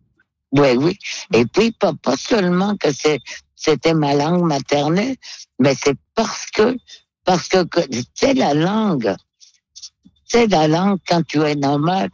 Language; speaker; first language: French; non-native, local second language; Innu-aimun